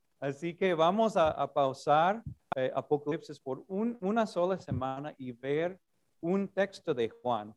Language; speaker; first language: Spanish; non-native, fluent; English